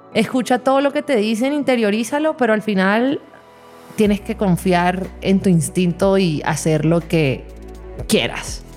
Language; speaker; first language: Spanish; native; Spanish